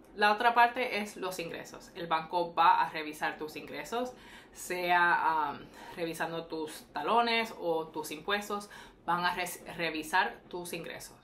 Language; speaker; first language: Spanish; early bilingual, heritage; Spanish